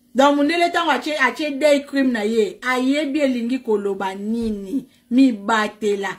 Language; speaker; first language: French; non-native, local second language; Lingala